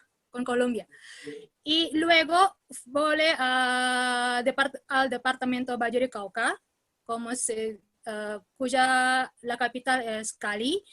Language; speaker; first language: Spanish; non-native, learner; Indonesian